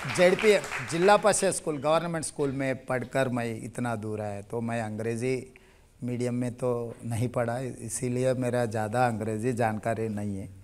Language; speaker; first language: Hindi; non-native, local second language; Telugu